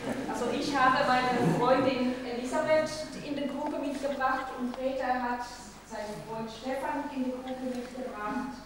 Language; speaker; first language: German; non-native, fluent; Hebrew